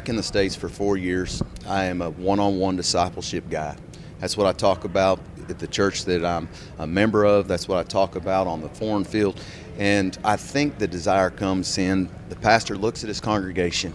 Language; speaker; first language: English; native; English